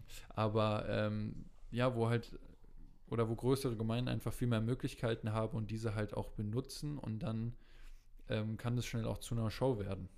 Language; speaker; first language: German; native; German